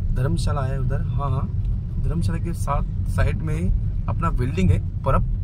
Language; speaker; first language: Hindi; non-native, local second language; Marathi